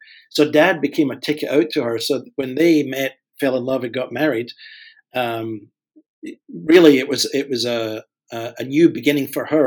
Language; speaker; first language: English; native; English